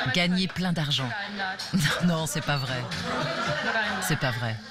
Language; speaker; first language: French; non-native, learner; Korean